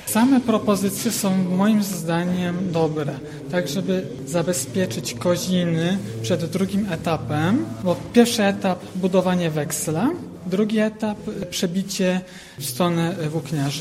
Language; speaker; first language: Polish; native; Polish